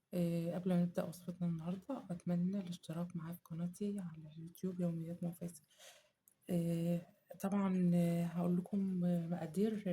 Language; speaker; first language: Arabic; native; Arabic